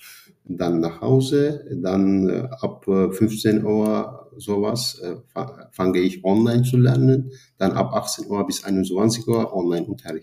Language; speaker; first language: German; non-native, fluent; Turkish